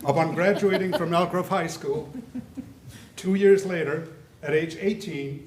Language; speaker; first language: English; early bilingual, other home language; German